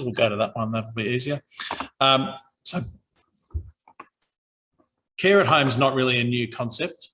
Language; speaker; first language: English; native; English